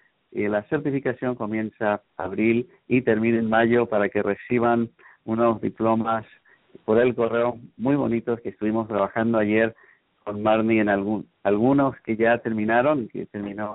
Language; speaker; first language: Spanish; native; Spanish